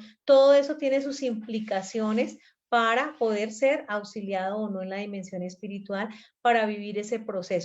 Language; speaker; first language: Spanish; native; Spanish